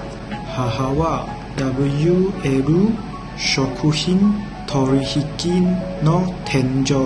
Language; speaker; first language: Japanese; non-native, learner; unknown